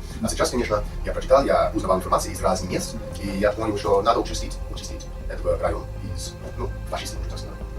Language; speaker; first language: Russian; non-native, learner; English